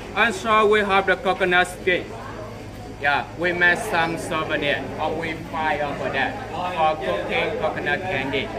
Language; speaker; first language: English; non-native, fluent; Vietnamese